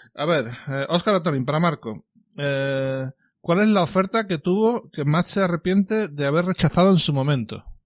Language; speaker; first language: Spanish; native; Spanish